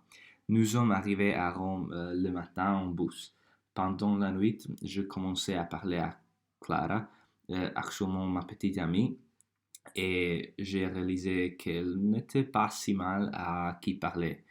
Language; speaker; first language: French; non-native, learner; Croatian